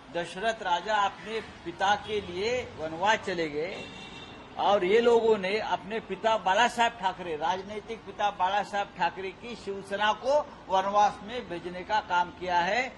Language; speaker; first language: Hindi; non-native, local second language; Marathi